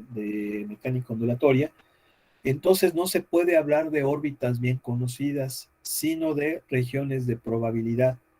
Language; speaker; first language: Spanish; native; Spanish